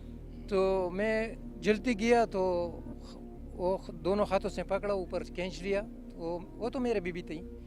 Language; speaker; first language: Hindi; non-native, local second language; Pashto